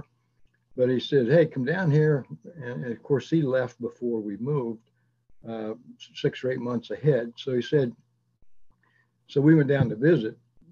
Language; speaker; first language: English; native; English